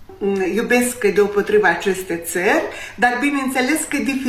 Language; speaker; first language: Romanian; native; Romanian